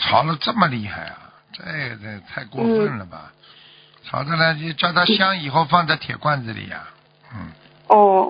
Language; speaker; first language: Chinese; native; Chinese